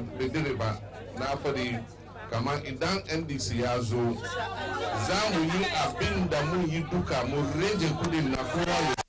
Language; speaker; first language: Hausa; non-native, local second language; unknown